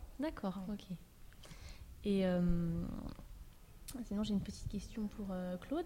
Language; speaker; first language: French; native; French